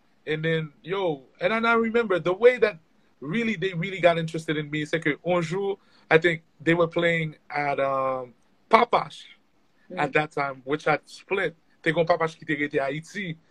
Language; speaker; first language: English; non-native, fluent; Haitian Creole